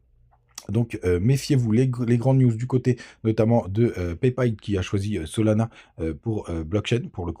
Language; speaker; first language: French; native; French